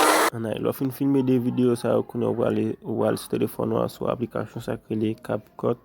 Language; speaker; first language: French; non-native, learner; Haitian Creole